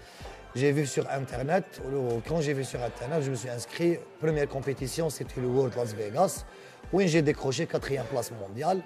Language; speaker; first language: French; non-native, local second language; Arabic